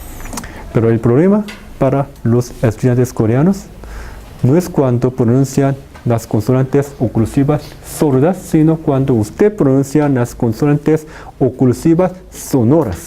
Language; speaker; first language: Spanish; non-native, fluent; Korean